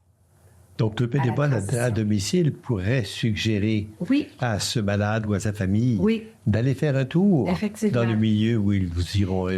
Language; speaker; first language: French; native; French